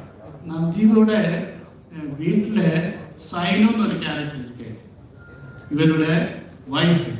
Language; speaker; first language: Tamil; non-native, learner; Malayalam